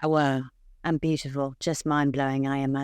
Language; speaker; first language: English; native; English